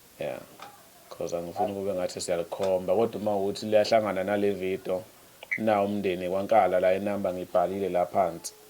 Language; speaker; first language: Zulu; native; Zulu